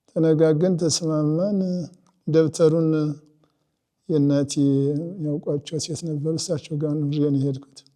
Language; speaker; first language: Amharic; native; Amharic